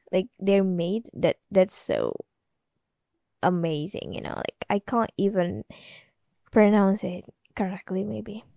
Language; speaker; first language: English; non-native, learner; Indonesian